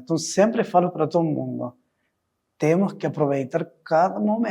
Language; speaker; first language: Portuguese; non-native, fluent; Spanish